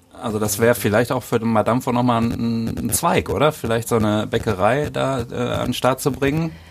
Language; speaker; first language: German; native; German